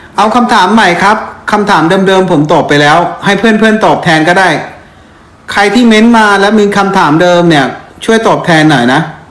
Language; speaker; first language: Thai; non-native, fluent; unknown